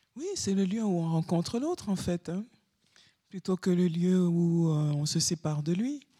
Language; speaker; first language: French; native; French